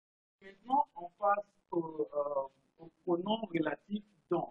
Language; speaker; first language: French; non-native, fluent; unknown